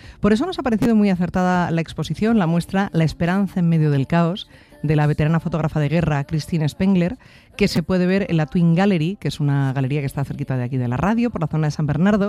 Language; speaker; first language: Spanish; native; Spanish